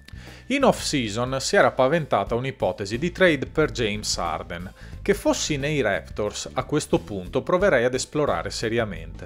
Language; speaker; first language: Italian; native; Italian